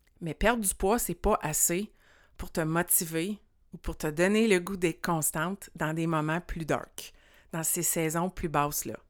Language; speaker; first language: French; native; French